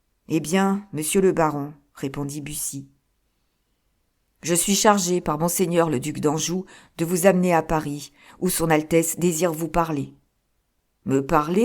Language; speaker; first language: French; native; French